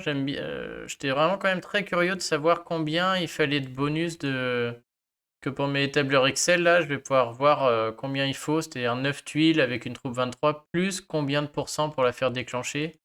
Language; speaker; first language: French; native; French